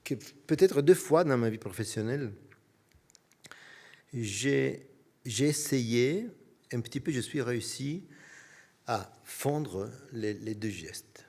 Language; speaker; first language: French; non-native, fluent; Italian